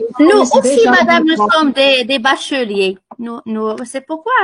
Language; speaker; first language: French; non-native, local second language; Arabic